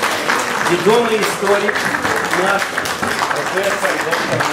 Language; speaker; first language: Ukrainian; native; Ukrainian